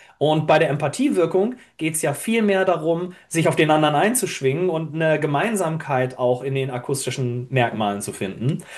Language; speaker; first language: German; native; German